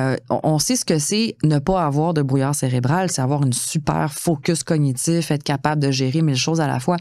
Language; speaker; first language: French; native; French